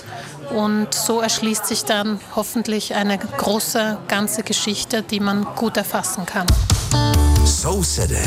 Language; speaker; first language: German; early bilingual, other home language; Slovak